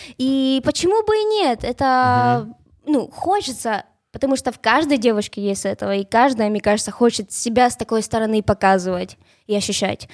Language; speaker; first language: Russian; non-native, fluent; Spanish